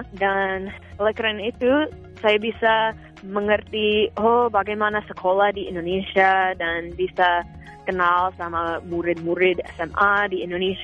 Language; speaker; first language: Indonesian; non-native, fluent; English